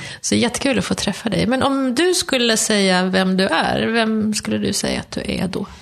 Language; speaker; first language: Swedish; native; Swedish